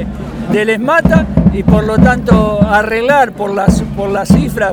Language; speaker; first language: Spanish; native; Spanish